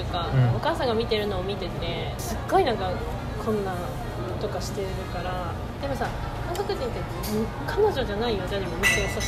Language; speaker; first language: Japanese; native; Japanese